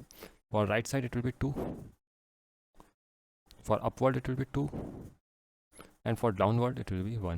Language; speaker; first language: English; non-native, local second language; Hindi